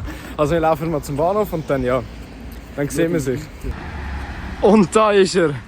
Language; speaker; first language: German; native; German